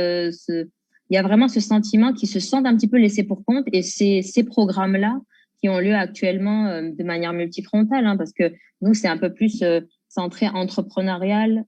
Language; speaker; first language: French; native; French